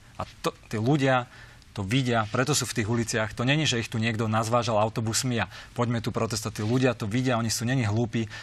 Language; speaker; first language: Slovak; native; Slovak